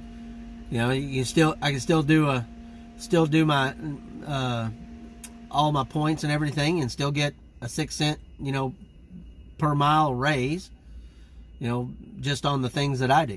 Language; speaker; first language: English; native; English